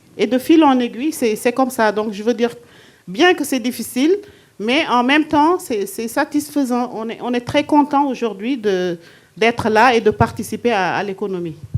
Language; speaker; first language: French; non-native, local second language; Wolof